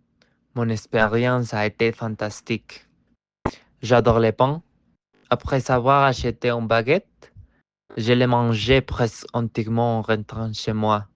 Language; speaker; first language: French; non-native, learner; Spanish